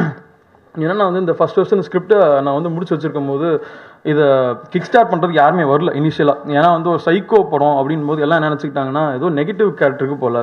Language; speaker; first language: Tamil; native; Tamil